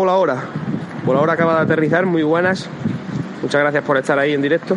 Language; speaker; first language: Spanish; native; Spanish